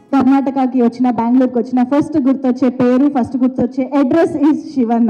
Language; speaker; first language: Telugu; native; Telugu